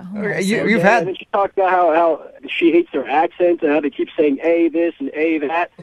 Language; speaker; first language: English; native; English